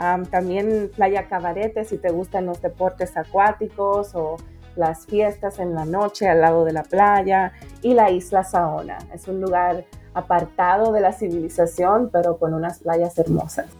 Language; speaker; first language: Spanish; native; Spanish